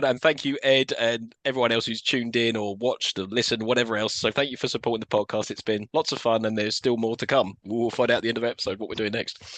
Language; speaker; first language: English; native; English